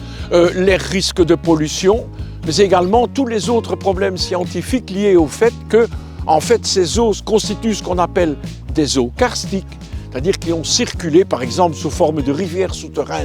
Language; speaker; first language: French; native; French